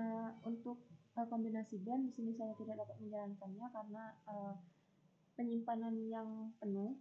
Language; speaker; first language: Indonesian; native; Indonesian